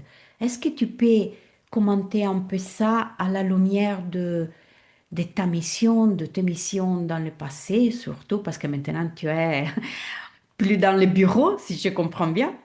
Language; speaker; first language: French; non-native, fluent; Italian